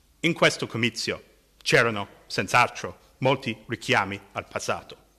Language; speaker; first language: Italian; non-native, fluent; English